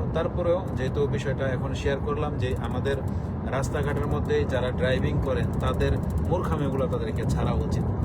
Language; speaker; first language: Bangla; native; Bangla